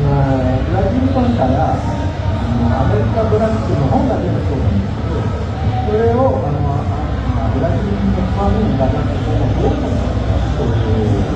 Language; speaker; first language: Japanese; non-native, fluent; Portuguese